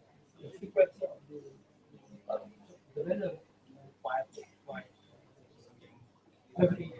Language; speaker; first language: English; non-native, learner; Indonesian